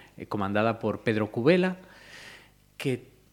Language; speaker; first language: Spanish; native; Spanish